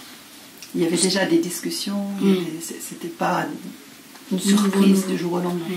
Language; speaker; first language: French; native; French